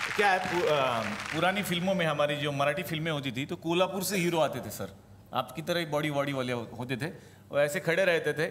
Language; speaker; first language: Hindi; non-native, local second language; Marathi